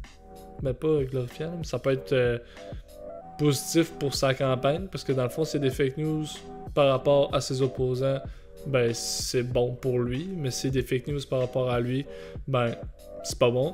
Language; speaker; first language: French; native; French